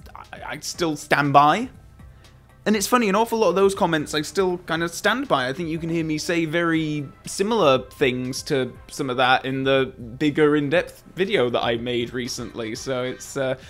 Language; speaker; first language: English; native; English